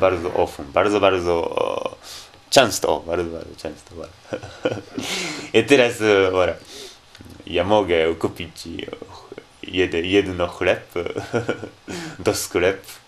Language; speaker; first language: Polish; non-native, learner; Japanese